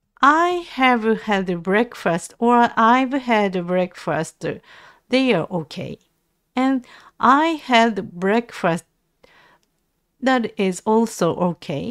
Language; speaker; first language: English; non-native, learner; Japanese